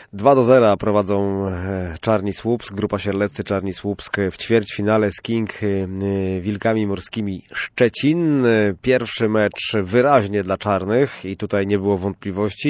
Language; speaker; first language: Polish; native; Polish